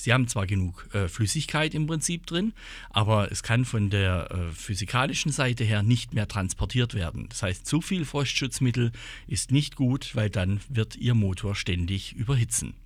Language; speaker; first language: German; native; German